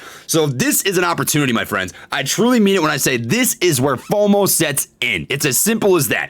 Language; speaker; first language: English; native; English